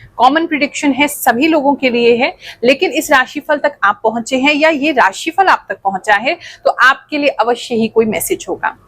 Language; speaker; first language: Hindi; native; Hindi